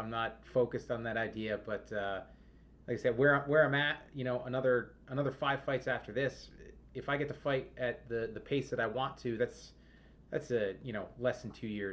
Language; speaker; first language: English; native; English